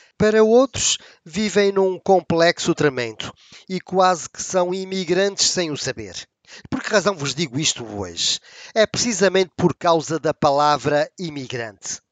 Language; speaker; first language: Portuguese; native; Portuguese